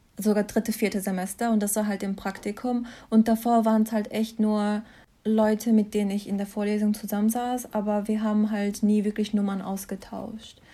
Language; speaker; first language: German; early bilingual, other home language; Turkish